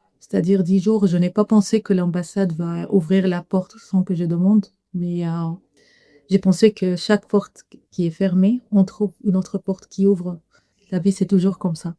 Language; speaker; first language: French; non-native, fluent; Arabic